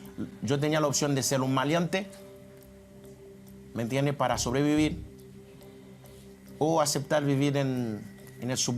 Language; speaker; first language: Spanish; non-native, fluent; Haitian Creole